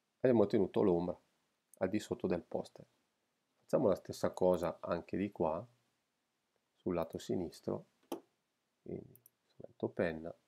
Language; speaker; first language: Italian; native; Italian